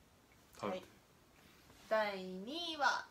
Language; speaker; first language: Japanese; native; Japanese